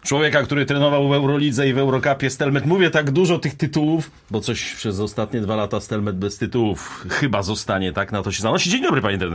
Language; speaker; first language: Polish; native; Polish